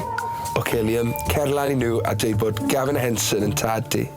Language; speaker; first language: Welsh; native; Welsh